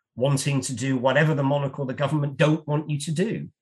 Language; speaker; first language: English; native; English